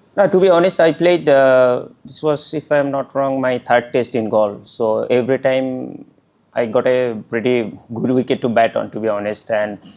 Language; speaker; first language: English; non-native, local second language; Bangla